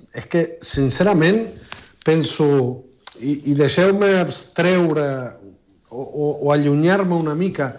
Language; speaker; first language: Catalan; non-native, fluent; Spanish